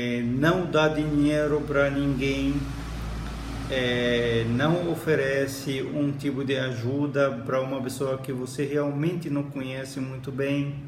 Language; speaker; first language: Portuguese; non-native, fluent; Arabic